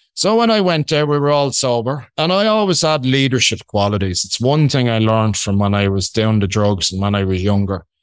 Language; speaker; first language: English; native; English